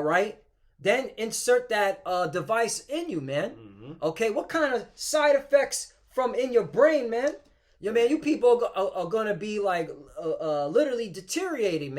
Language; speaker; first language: English; native; English